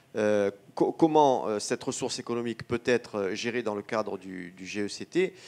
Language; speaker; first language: French; native; French